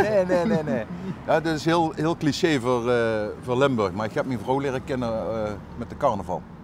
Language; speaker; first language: Dutch; native; Dutch